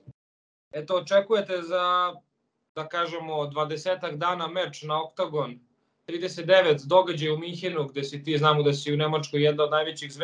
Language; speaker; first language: Serbian; native; Serbian